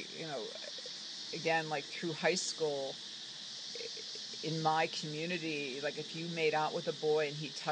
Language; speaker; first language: English; native; English